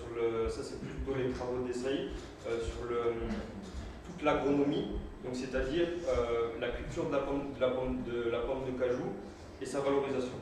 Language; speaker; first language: French; native; French